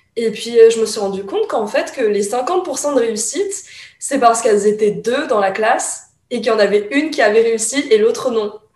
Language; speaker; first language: French; early bilingual, other home language; Chinese